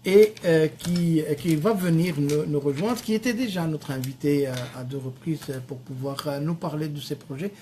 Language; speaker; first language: French; non-native, local second language; Arabic